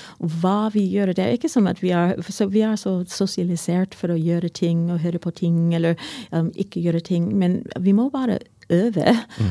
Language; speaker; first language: Norwegian; non-native, fluent; English